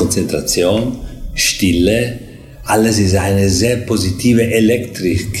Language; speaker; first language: German; non-native, learner; Italian